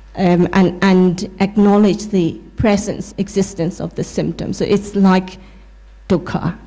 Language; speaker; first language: English; non-native, fluent; Burmese